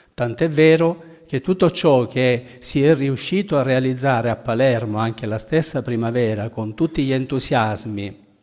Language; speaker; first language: Italian; native; Italian